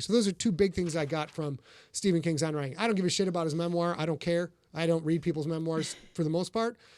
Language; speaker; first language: English; native; English